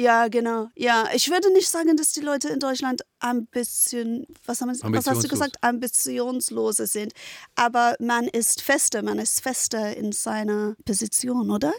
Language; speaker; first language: German; non-native, fluent; English